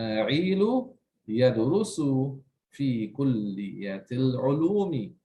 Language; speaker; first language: Arabic; non-native, fluent; English